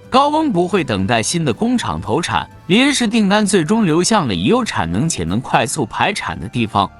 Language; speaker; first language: Chinese; native; Chinese